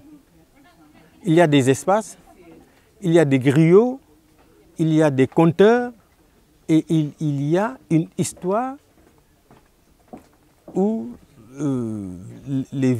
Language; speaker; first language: French; non-native, local second language; Wolof